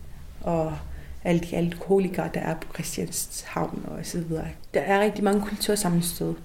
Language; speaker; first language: Danish; non-native, local second language; Kalaallisut